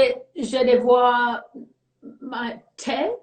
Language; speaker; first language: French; non-native, learner; English